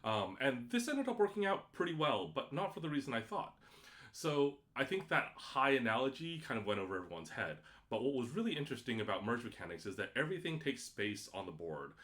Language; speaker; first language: English; native; English